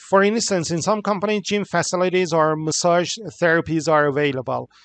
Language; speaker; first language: English; non-native, fluent; Persian